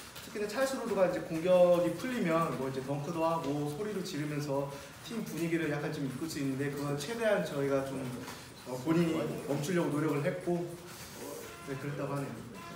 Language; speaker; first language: Korean; native; Korean